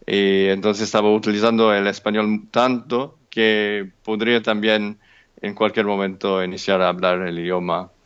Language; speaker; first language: Spanish; non-native, fluent; English